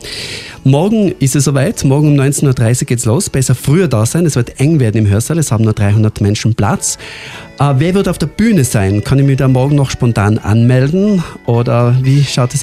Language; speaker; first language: German; native; German